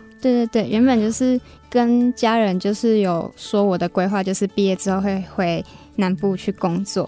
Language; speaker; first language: Chinese; native; Chinese